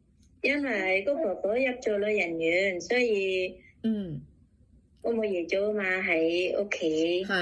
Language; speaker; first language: Cantonese; non-native, learner; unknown